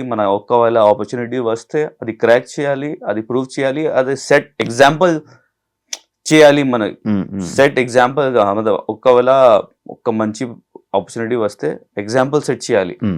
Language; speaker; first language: Telugu; non-native, local second language; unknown